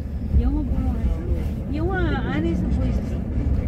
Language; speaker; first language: Korean; non-native, learner; Filipino